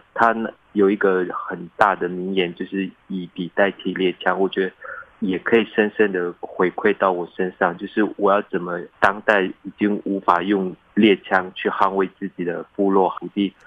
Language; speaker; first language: Chinese; non-native, local second language; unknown